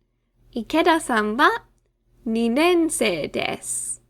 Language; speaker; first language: Japanese; non-native, fluent; English